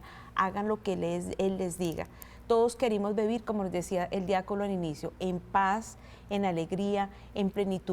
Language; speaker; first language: Spanish; native; Spanish